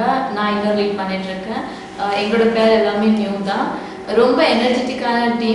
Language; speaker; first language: Tamil; non-native, local second language; Telugu